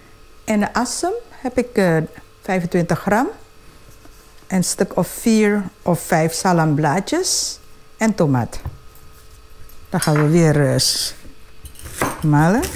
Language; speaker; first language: Dutch; non-native, fluent; Indonesian